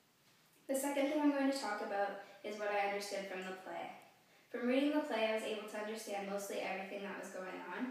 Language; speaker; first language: English; native; English